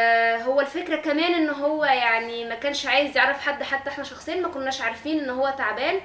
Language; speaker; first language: Arabic; native; Arabic